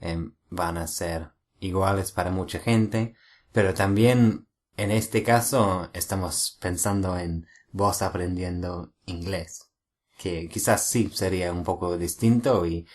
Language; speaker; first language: Spanish; non-native, fluent; English